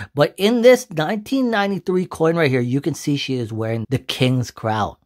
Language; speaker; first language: English; native; English